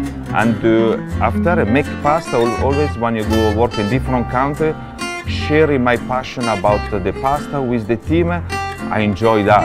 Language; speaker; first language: English; non-native, learner; Italian